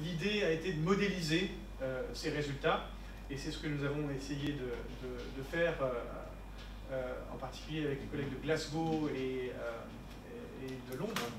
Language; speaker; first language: French; native; French